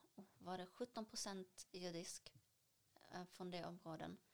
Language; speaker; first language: Swedish; early bilingual, other home language; Arabic